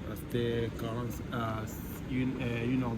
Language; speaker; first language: French; non-native, learner; Arabic